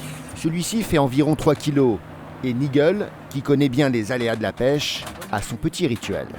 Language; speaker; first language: French; native; French